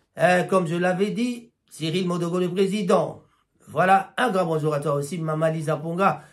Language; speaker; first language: French; non-native, local second language; Lingala